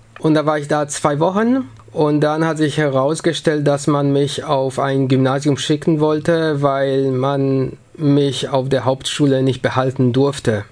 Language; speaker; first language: German; early bilingual, other home language; Polish